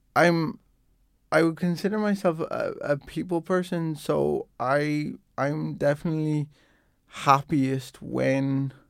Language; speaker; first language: English; native; English